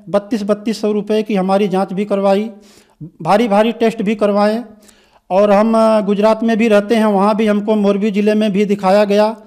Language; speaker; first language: Hindi; native; Hindi